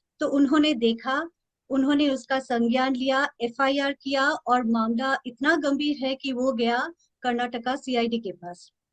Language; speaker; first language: Hindi; non-native, local second language; Bangla